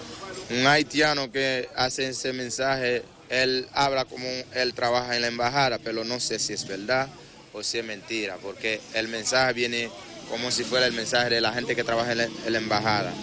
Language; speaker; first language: Spanish; non-native, learner; Haitian Creole